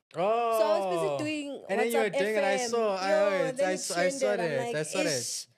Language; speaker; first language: English; non-native, local second language; Xhosa